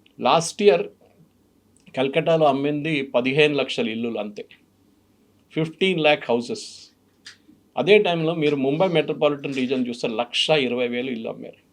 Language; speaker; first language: Telugu; non-native, fluent; Malayalam